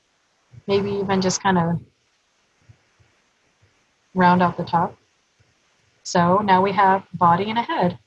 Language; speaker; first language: English; native; English